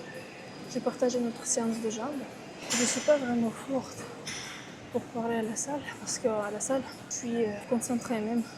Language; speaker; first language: French; non-native, fluent; Russian